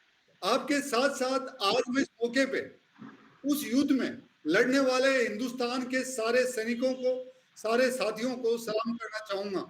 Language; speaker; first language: Hindi; native; Hindi